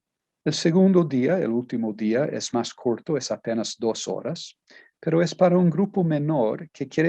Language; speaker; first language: Spanish; non-native, fluent; Portuguese